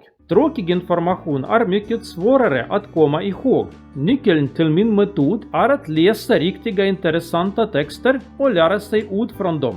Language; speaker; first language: Swedish; non-native, learner; Russian